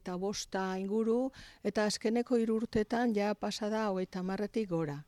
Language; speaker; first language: Basque; native; Basque